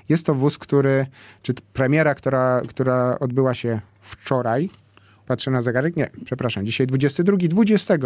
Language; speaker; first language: Polish; native; Polish